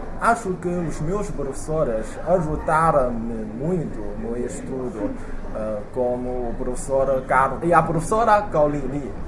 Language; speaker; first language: Portuguese; non-native, learner; Chinese